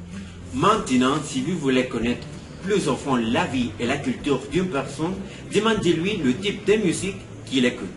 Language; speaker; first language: French; non-native, learner; Spanish